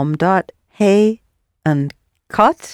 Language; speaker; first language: Dutch; non-native, learner; English